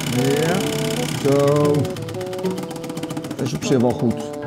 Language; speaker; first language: Dutch; native; Dutch